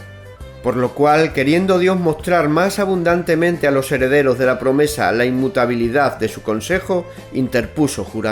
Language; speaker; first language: Spanish; native; Spanish